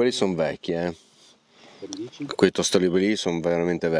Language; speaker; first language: Italian; native; Italian